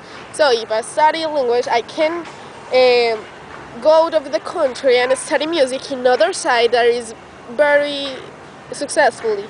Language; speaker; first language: English; non-native, learner; Spanish